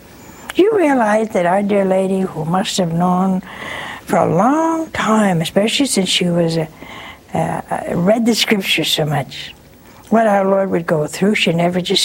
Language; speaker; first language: English; native; English